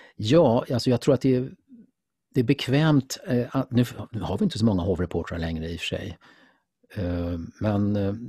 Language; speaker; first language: Swedish; native; Swedish